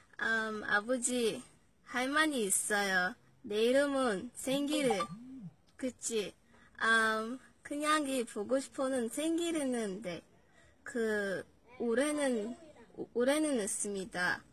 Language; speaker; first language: Korean; non-native, learner; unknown